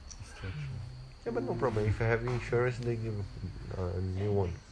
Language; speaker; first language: English; non-native, learner; Portuguese